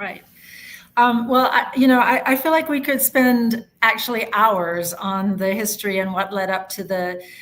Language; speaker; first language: English; native; English